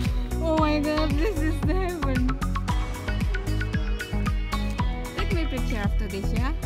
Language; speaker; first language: English; non-native, learner; Indonesian